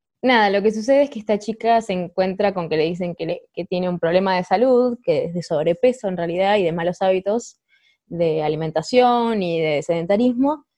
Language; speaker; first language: Spanish; native; Spanish